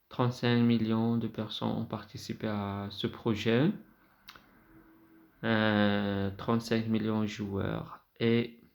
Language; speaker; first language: French; non-native, fluent; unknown